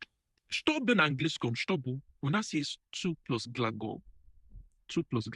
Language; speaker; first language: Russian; non-native, learner; English